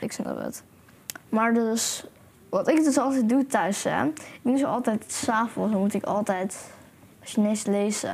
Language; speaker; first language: Dutch; early bilingual, other home language; Chinese